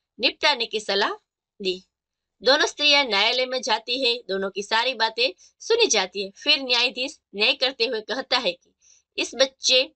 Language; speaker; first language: Hindi; non-native, local second language; Gujarati